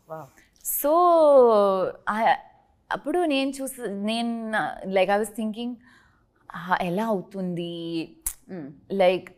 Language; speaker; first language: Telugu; non-native, learner; Tulu